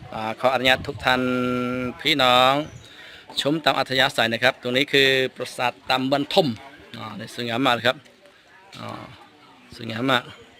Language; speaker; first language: Thai; non-native, fluent; Khmer